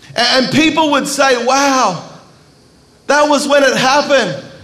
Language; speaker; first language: English; native; English